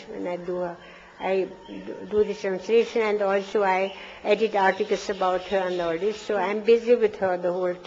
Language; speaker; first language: English; non-native, fluent; German